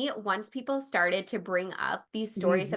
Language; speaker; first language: English; native; English